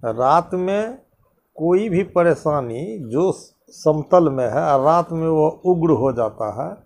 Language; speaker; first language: Hindi; native; Hindi